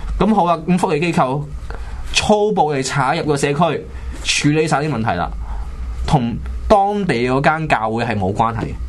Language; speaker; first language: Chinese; non-native, local second language; Cantonese